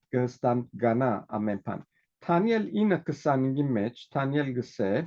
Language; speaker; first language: Armenian; native; Armenian